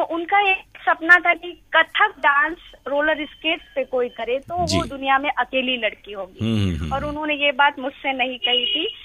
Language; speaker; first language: Hindi; native; Hindi